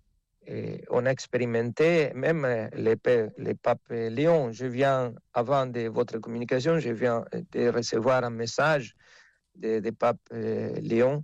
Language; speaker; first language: French; non-native, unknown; Spanish